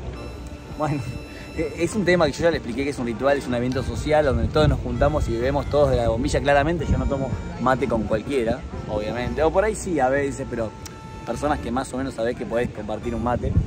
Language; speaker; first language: Spanish; native; Spanish